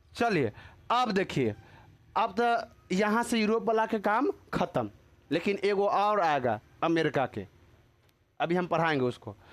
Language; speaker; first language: Hindi; native; Hindi